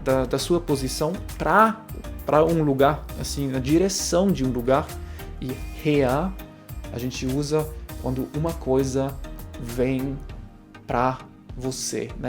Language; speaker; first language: Portuguese; non-native, fluent; German